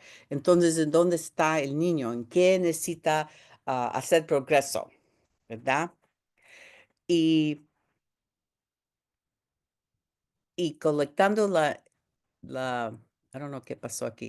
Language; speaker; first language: Spanish; early bilingual, heritage; Spanish